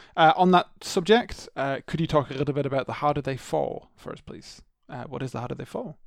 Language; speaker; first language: English; native; English